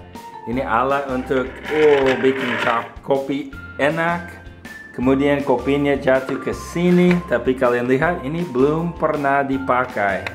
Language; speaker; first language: Indonesian; non-native, fluent; English